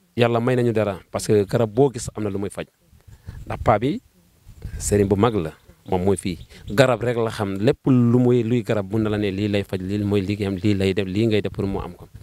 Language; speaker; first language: Wolof; non-native, local second language; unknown